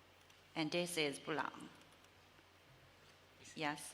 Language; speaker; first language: English; non-native, learner; Chinese